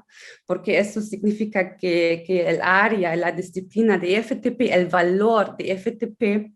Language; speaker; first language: Spanish; non-native, fluent; German